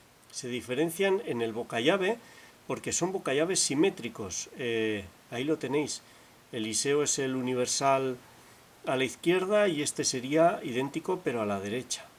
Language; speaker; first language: Spanish; native; Spanish